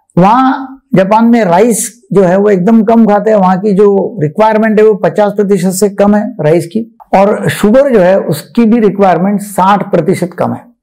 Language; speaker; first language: Hindi; non-native, local second language; Marathi